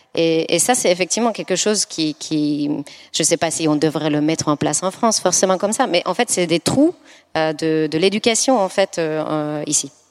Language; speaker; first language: French; non-native, fluent; Finnish